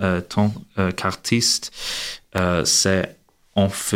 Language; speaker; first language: French; non-native, learner; English